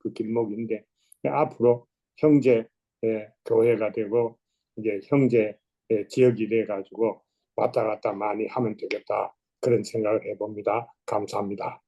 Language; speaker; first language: Korean; native; Korean